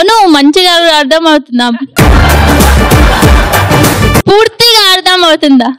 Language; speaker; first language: Telugu; non-native, local second language; Hindi